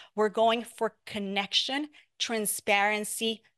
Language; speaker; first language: English; non-native, fluent; Spanish